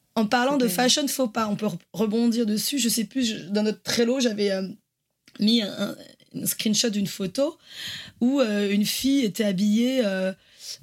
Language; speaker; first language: French; native; French